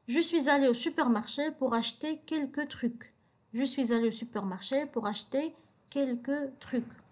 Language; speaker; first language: French; non-native, local second language; Arabic